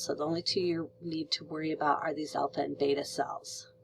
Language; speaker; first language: English; native; English